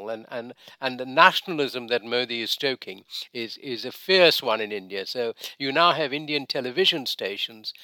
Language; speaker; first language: English; non-native, local second language; Bangla